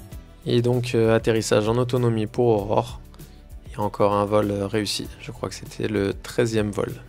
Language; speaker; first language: French; native; French